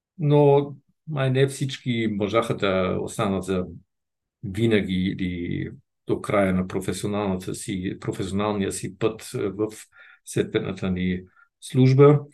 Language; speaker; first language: Bulgarian; non-native, fluent; German